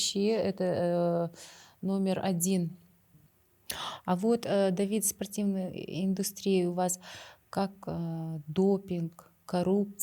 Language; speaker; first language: Russian; non-native, local second language; Kazakh